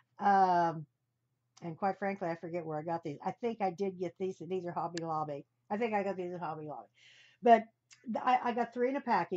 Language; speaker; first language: English; native; English